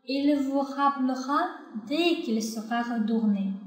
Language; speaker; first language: French; non-native, fluent; Chinese